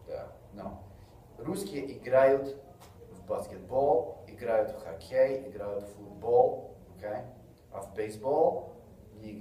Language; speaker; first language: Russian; non-native, fluent; English